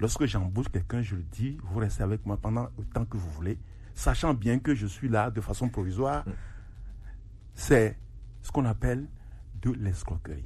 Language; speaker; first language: French; non-native, local second language; Ewe